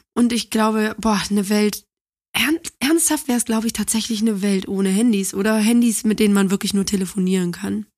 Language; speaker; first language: German; native; German